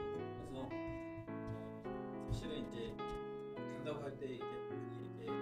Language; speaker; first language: Korean; native; Korean